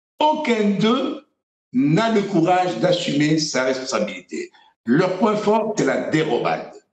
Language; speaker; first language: French; non-native, local second language; Arabic